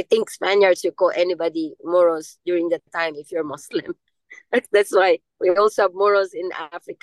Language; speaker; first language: English; non-native, local second language; Maranao